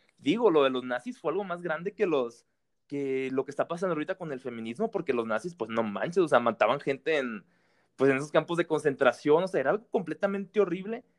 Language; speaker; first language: Spanish; native; Spanish